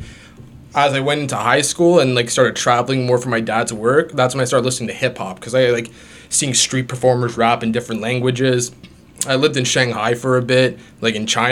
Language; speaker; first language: English; native; English